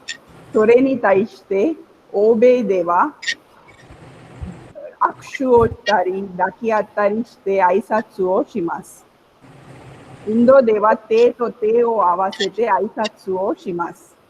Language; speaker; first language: Japanese; non-native, fluent; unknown